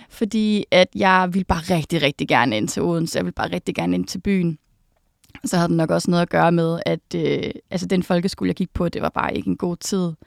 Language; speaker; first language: Danish; native; Danish